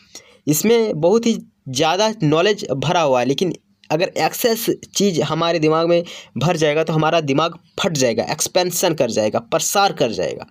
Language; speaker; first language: Hindi; native; Hindi